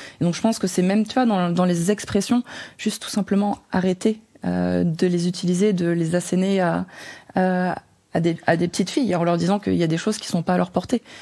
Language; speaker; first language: French; native; French